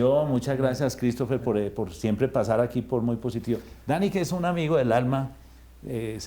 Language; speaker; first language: Spanish; native; Spanish